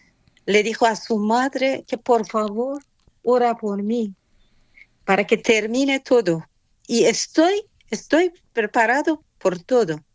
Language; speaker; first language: Spanish; non-native, fluent; Persian